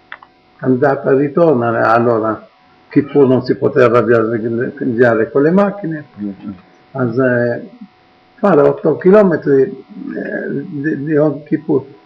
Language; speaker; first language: Italian; non-native, local second language; Arabic